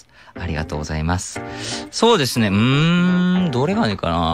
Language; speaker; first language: Japanese; non-native, fluent; Korean